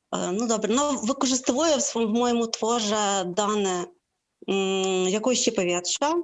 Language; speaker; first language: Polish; non-native, fluent; Ukrainian